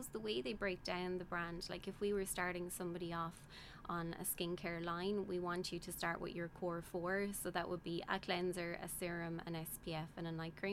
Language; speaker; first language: English; native; English